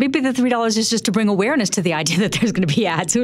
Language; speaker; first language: English; native; English